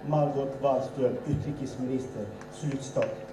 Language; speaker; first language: Swedish; early bilingual, other home language; Assyrian Neo-Aramaic